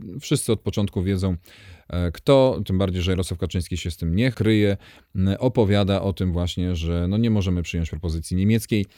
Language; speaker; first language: Polish; native; Polish